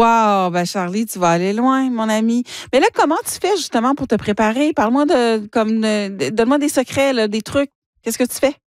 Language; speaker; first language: French; native; French